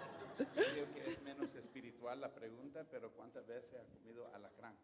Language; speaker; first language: Spanish; non-native, learner; English